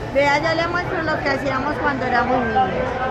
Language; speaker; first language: Spanish; native; Spanish